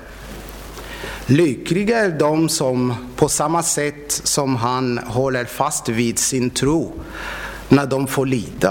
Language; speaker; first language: Swedish; non-native, fluent; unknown